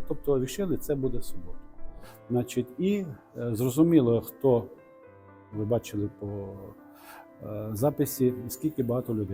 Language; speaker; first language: Ukrainian; non-native, local second language; Russian